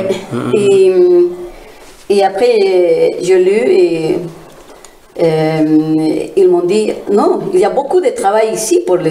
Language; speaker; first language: French; non-native, fluent; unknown